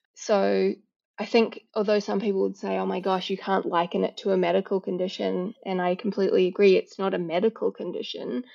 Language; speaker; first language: English; native; English